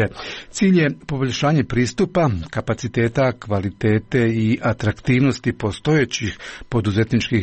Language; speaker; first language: Croatian; native; Croatian